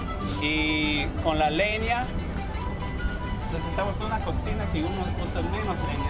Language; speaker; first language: Spanish; non-native, learner; English